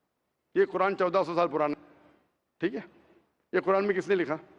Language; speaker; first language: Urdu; non-native, local second language; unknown